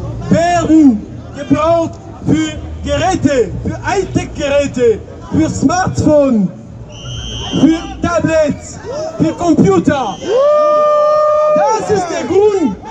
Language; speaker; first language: German; non-native, fluent; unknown